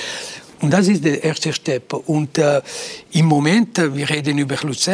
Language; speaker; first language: German; non-native, local second language; Italian